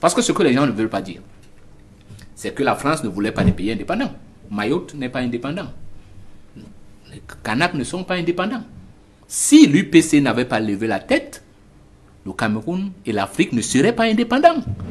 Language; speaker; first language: French; native; French